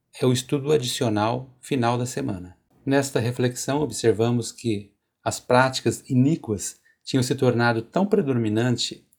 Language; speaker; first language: Portuguese; native; Portuguese